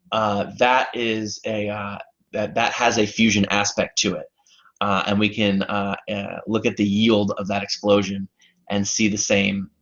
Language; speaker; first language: English; native; English